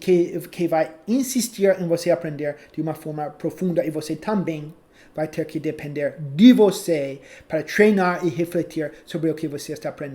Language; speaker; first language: Portuguese; non-native, fluent; English